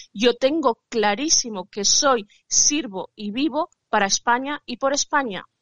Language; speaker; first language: Spanish; early bilingual, other home language; Arabic